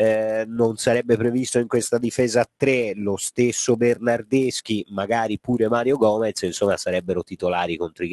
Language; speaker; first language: Italian; native; Italian